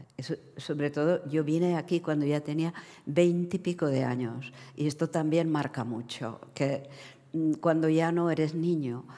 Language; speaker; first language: Spanish; non-native, fluent; Czech